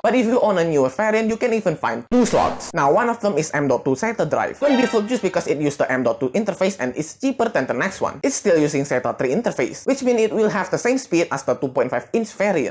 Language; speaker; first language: English; non-native, fluent; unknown